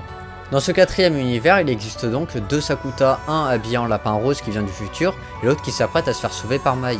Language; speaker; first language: French; native; French